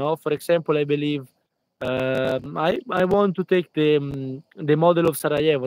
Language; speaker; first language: English; non-native, fluent; Italian